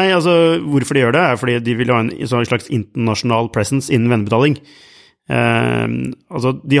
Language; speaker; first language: Norwegian; native; Norwegian